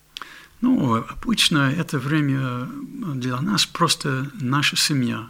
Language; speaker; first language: Russian; non-native, fluent; English